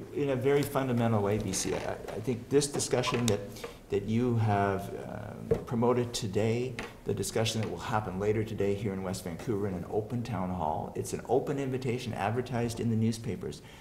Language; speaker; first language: English; native; English